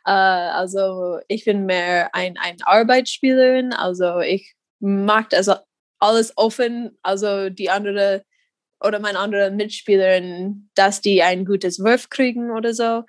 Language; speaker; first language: German; non-native, fluent; English